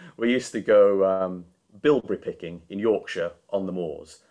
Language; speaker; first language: English; native; English